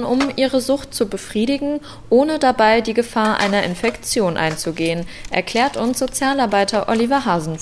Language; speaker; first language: German; native; German